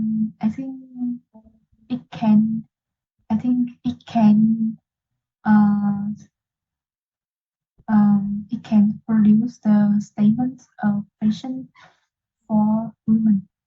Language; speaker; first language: English; non-native, learner; Vietnamese